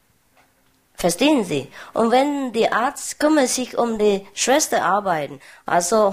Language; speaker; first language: German; non-native, learner; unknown